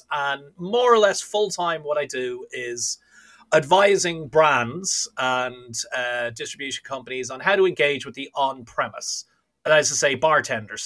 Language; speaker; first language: English; native; English